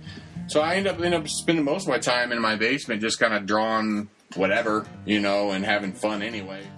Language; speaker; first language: English; native; English